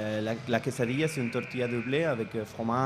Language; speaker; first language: French; non-native, fluent; Spanish